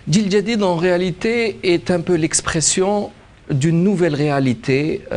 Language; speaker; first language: French; non-native, local second language; Arabic